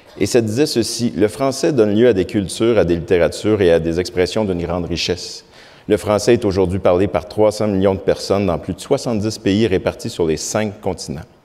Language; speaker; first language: French; native; French